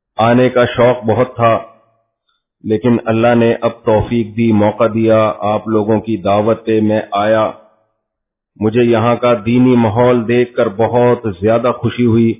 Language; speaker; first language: Urdu; native; Urdu